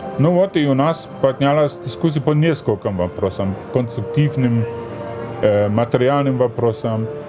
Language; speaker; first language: Russian; non-native, fluent; German